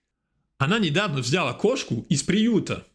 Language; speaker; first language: Russian; non-native, fluent; French